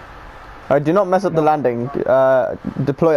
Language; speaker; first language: English; native; English